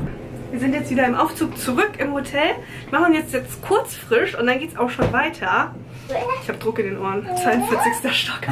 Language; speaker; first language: German; native; German